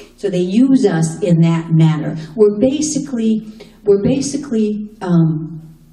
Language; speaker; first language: English; native; English